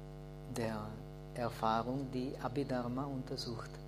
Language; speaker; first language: German; non-native, fluent; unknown